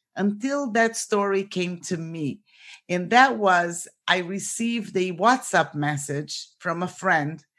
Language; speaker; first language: English; non-native, fluent; Portuguese